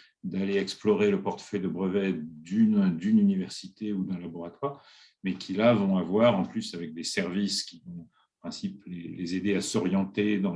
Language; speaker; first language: French; native; French